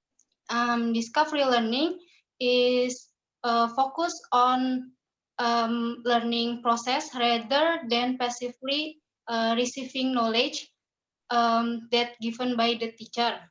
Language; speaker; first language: English; non-native, learner; Indonesian